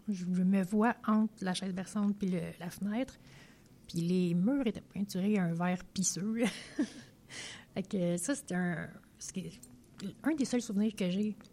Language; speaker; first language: French; native; French